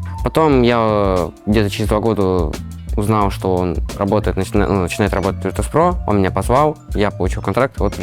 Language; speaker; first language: Russian; native; Russian